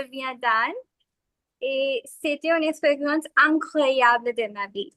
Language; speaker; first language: French; non-native, fluent; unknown